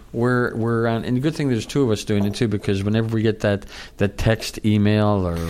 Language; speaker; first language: English; native; English